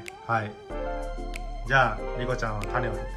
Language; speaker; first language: Japanese; native; Japanese